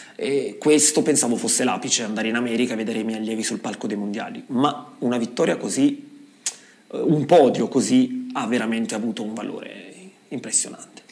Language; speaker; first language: Italian; native; Italian